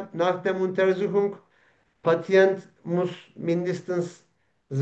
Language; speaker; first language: German; non-native, learner; Turkish